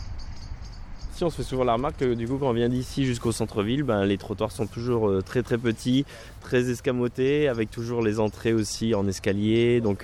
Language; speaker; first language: French; native; French